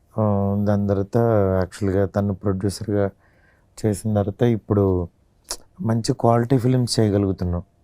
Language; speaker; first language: Telugu; native; Telugu